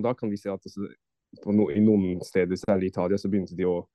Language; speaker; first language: Norwegian; non-native, fluent; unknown